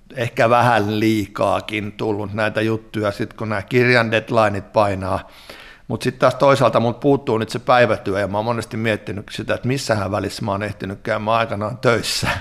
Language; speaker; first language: Finnish; native; Finnish